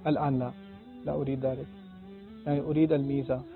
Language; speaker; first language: Arabic; non-native, fluent; Urdu